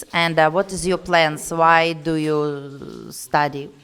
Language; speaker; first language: English; non-native, learner; Russian